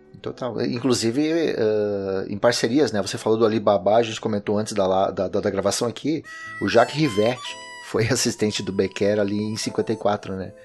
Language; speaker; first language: Portuguese; native; Portuguese